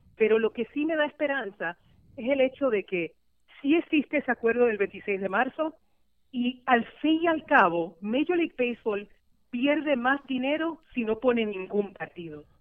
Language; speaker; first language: Spanish; native; Spanish